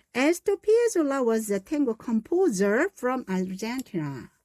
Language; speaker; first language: English; non-native, fluent; Korean